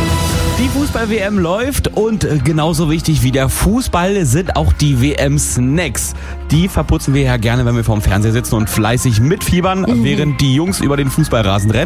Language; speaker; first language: German; native; German